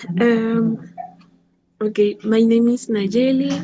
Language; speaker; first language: English; non-native, learner; Spanish